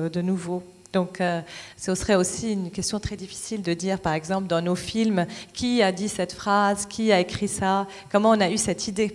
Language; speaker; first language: French; non-native, local second language; Arabic